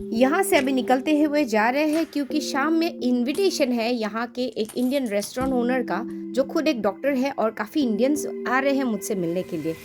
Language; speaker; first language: Hindi; non-native, local second language; Assamese